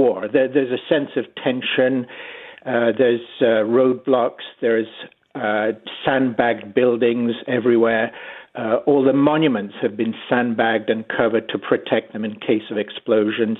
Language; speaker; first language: English; native; English